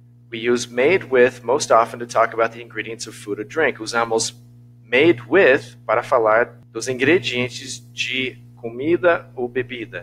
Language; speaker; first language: English; native; English